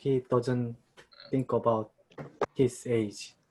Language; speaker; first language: English; non-native, learner; Korean